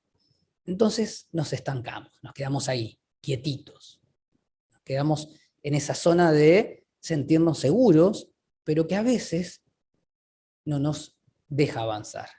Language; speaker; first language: Spanish; native; Spanish